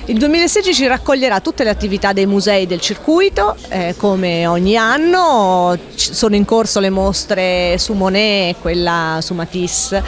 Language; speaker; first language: Italian; native; Italian